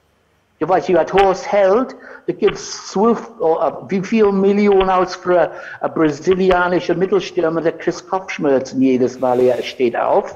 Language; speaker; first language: German; non-native, fluent; English